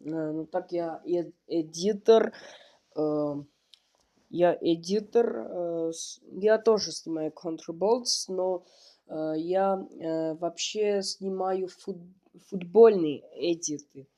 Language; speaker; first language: Russian; non-native, learner; Armenian